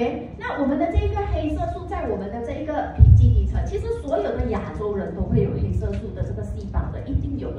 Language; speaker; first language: Chinese; native; Chinese